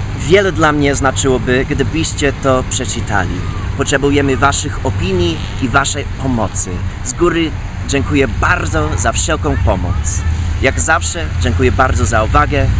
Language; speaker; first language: Polish; non-native, fluent; English